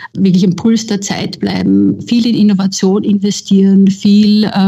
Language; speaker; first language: German; native; German